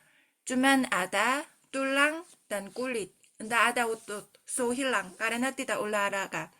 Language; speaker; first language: Indonesian; non-native, fluent; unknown